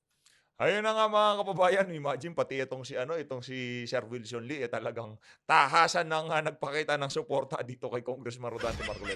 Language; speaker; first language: Filipino; native; Filipino